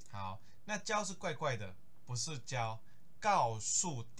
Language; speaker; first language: Chinese; native; Chinese